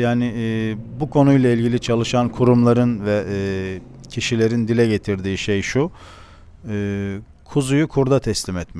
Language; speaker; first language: Turkish; native; Turkish